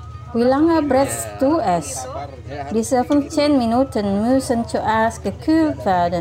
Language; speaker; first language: German; non-native, fluent; Indonesian